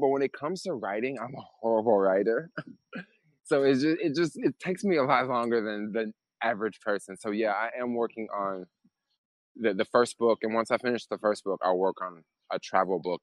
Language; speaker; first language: English; native; English